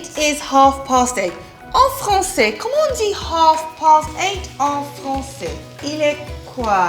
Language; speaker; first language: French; non-native, fluent; English